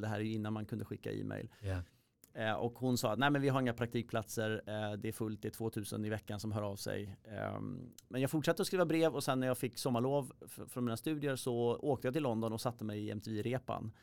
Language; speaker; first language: Swedish; native; Swedish